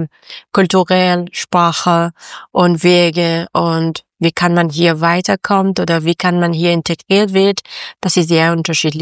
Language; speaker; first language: German; non-native, learner; Persian